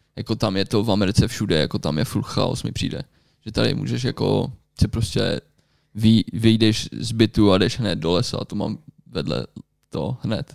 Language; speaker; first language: Czech; early bilingual, heritage; Czech